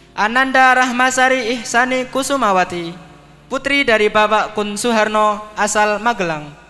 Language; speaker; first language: Indonesian; native; Indonesian